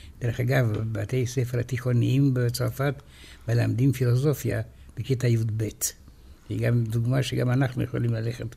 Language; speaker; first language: Hebrew; non-native, fluent; Romanian